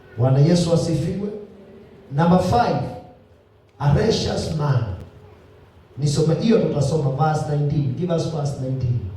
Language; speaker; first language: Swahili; non-native, local second language; Kamba